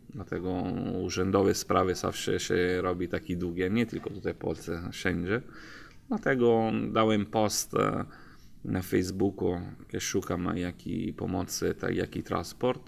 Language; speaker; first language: Polish; non-native, learner; Italian